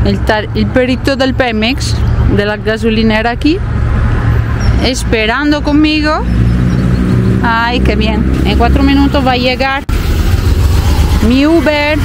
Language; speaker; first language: Spanish; non-native, fluent; Italian